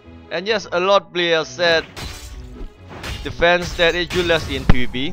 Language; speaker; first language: English; non-native, learner; Thai